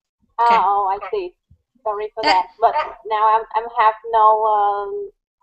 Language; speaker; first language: English; non-native, learner; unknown